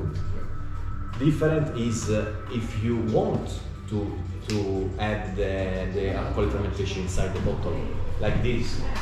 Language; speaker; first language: English; non-native, learner; Italian